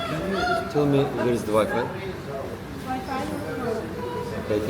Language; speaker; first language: English; non-native, learner; Azerbaijani